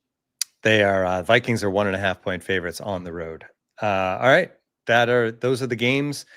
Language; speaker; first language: English; native; English